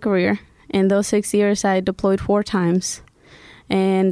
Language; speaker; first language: English; early bilingual, other home language; Spanish